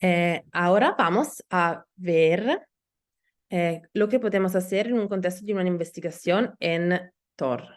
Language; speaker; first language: Spanish; non-native, learner; Italian